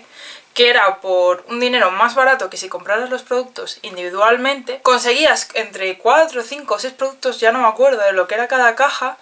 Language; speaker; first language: Spanish; native; Spanish